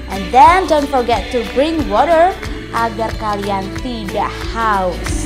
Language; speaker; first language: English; non-native, learner; Indonesian